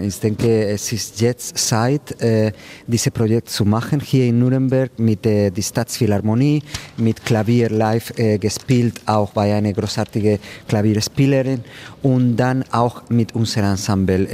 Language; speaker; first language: German; non-native, fluent; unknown